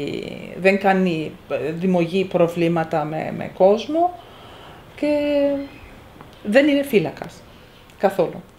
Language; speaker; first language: Greek; non-native, fluent; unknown